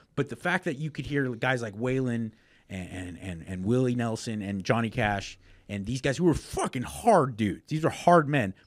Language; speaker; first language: English; native; English